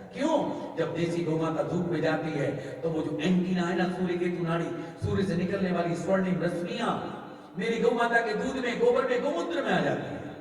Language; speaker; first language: Hindi; native; Hindi